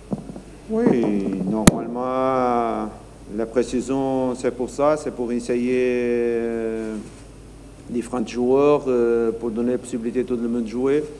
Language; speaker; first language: French; non-native, learner; Portuguese